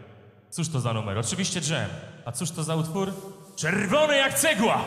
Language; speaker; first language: Polish; native; Polish